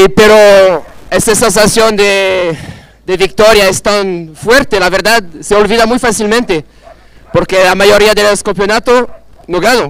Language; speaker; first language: Spanish; non-native, fluent; Portuguese